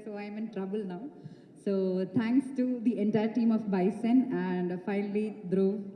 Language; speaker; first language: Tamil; non-native, local second language; Malayalam